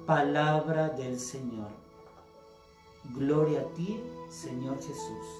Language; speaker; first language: Spanish; native; Spanish